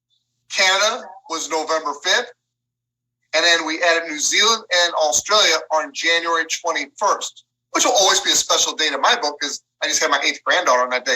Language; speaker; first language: English; native; English